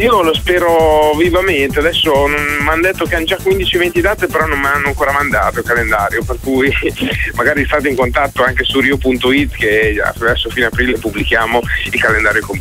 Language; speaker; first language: Italian; native; Italian